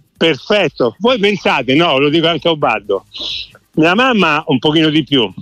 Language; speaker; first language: Italian; native; Italian